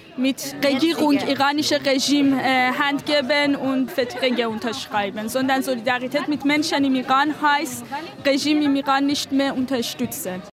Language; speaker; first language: German; non-native, fluent; Persian